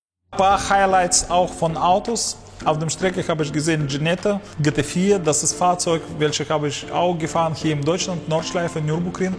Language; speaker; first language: German; non-native, learner; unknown